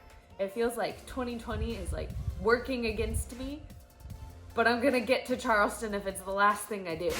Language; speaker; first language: English; native; English